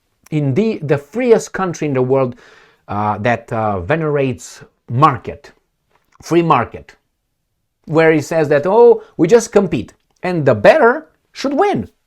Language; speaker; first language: English; non-native, fluent; Romanian